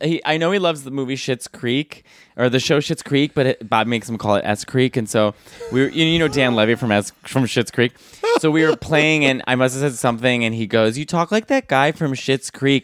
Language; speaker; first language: English; native; English